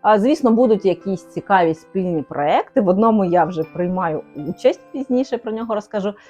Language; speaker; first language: Ukrainian; non-native, local second language; Russian